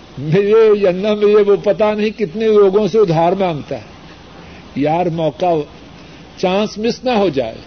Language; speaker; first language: Urdu; non-native, local second language; Punjabi